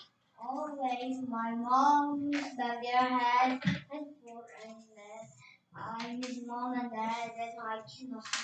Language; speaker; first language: English; non-native, learner; Korean